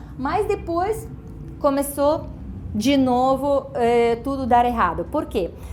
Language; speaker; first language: Portuguese; non-native, fluent; Ukrainian